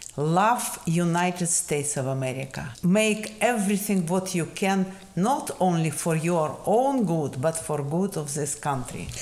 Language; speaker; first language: English; non-native, fluent; Russian